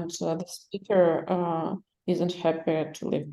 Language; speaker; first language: English; non-native, learner; Russian